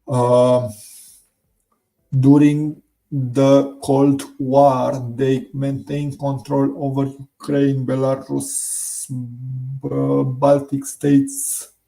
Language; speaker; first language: English; non-native, learner; Romanian